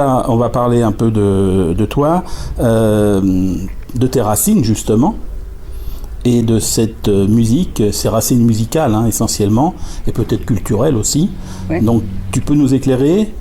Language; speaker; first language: French; native; French